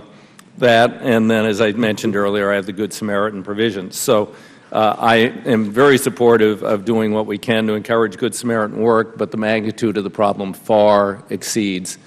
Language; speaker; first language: English; native; English